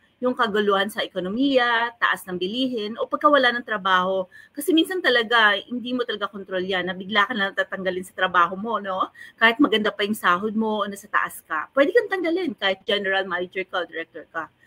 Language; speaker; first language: Filipino; native; Filipino